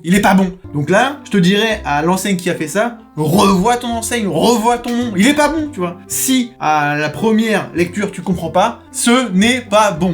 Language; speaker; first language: French; native; French